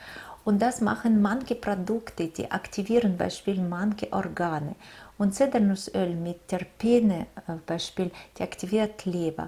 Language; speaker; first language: German; non-native, fluent; Russian